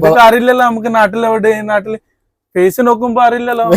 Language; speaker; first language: Malayalam; non-native, learner; Bangla